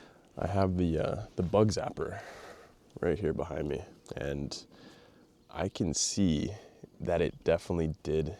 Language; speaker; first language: English; native; English